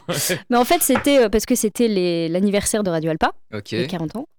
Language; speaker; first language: French; native; French